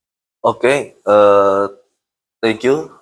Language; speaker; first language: English; non-native, learner; Indonesian